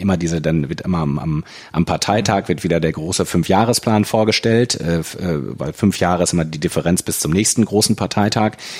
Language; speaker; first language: German; native; German